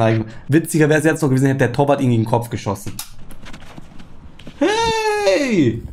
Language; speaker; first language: German; native; German